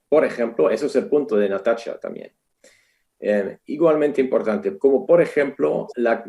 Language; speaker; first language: Spanish; non-native, fluent; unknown